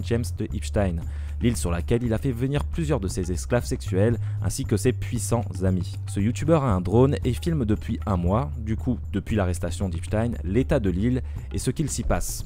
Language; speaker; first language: French; native; French